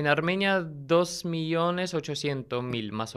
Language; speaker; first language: Spanish; non-native, learner; Armenian